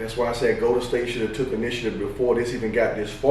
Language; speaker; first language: English; native; English